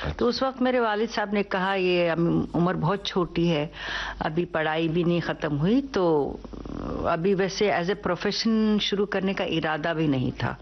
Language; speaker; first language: Hindi; non-native, local second language; Urdu